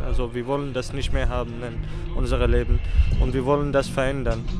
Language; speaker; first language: German; early bilingual, other home language; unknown